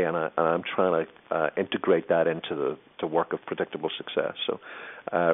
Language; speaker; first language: English; native; English